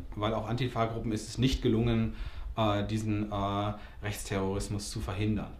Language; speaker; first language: German; native; German